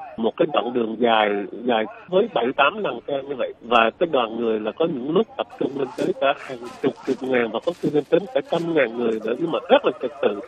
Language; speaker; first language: Vietnamese; early bilingual, heritage; Vietnamese